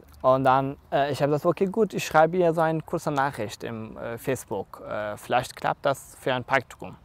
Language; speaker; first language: German; non-native, learner; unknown